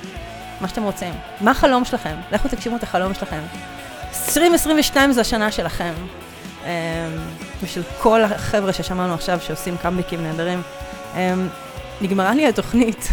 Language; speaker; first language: Hebrew; native; Hebrew